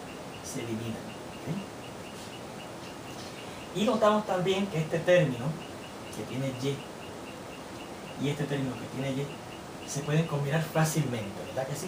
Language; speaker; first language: Spanish; native; Spanish